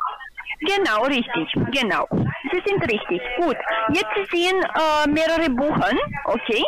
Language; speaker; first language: German; non-native, learner; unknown